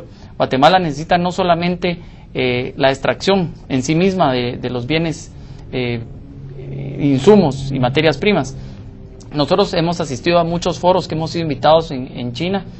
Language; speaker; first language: Spanish; native; Spanish